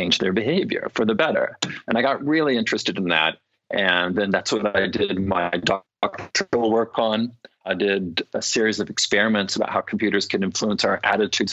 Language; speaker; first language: English; native; English